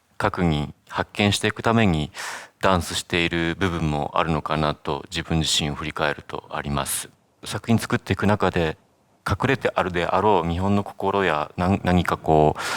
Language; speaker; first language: Japanese; native; Japanese